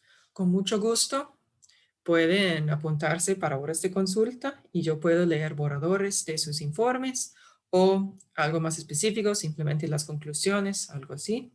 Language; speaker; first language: Spanish; non-native, fluent; English